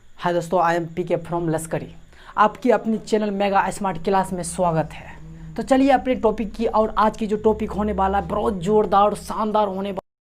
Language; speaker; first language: Hindi; native; Hindi